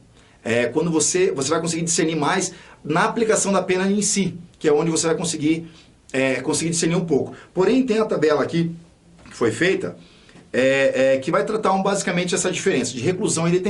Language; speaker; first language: Portuguese; native; Portuguese